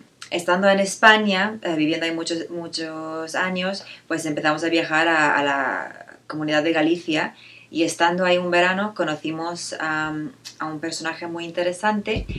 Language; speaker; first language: Spanish; non-native, fluent; Bulgarian